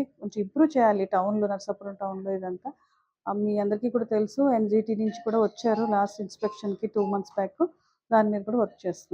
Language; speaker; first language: Telugu; native; Telugu